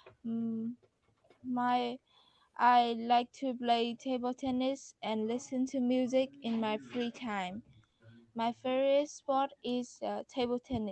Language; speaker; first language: English; non-native, learner; Vietnamese